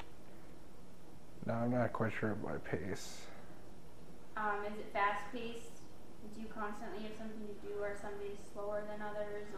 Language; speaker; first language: English; native; English